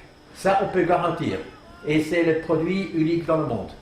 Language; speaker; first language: French; non-native, fluent; German